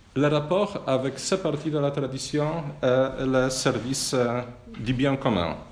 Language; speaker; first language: French; non-native, fluent; Polish